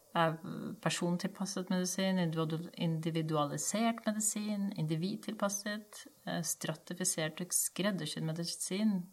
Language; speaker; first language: Norwegian; native; Norwegian